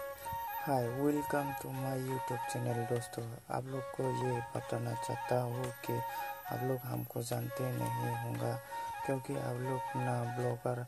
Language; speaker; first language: Hindi; non-native, local second language; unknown